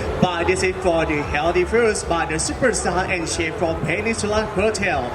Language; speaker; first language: English; non-native, learner; Thai